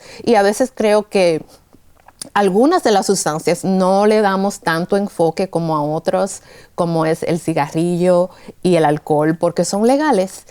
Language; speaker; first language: Spanish; early bilingual, heritage; Spanish